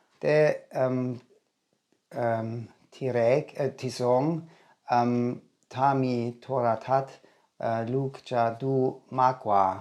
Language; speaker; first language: Thai; non-native, learner; German